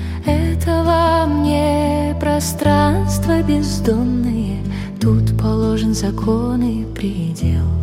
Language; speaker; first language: Russian; native; Russian